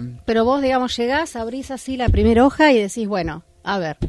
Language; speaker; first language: Spanish; native; Spanish